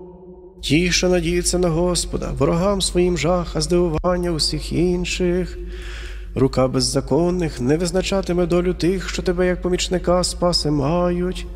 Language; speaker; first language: Ukrainian; native; Ukrainian